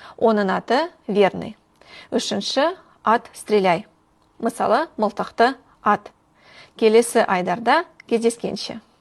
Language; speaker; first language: Kazakh; non-native, local second language; Russian